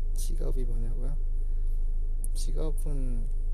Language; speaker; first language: Korean; non-native, fluent; Spanish